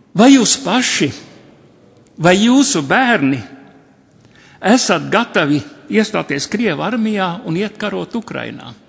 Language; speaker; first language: Latvian; native; Latvian